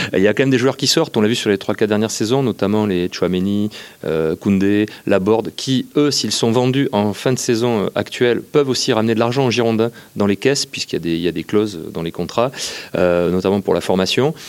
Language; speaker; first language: French; native; French